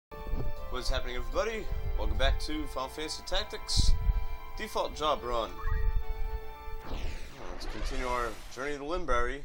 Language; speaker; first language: English; native; English